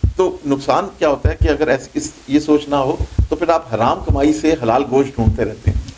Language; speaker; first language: Urdu; non-native, local second language; Punjabi